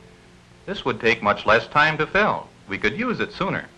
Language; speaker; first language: English; native; English